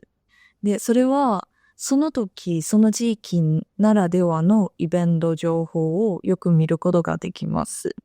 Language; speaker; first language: Japanese; non-native, fluent; Chinese